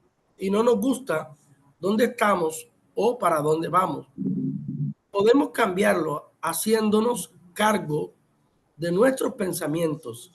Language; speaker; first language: Spanish; native; Spanish